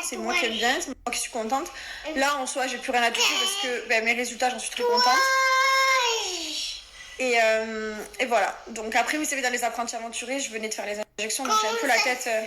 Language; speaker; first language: French; native; French